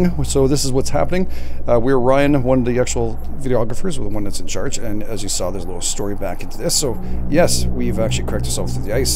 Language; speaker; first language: English; native; English